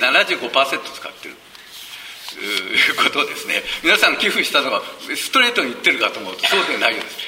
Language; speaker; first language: Japanese; native; Japanese